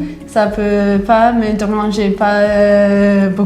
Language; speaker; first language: French; non-native, fluent; English